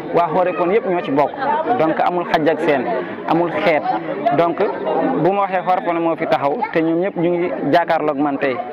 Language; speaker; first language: Wolof; non-native, local second language; Fula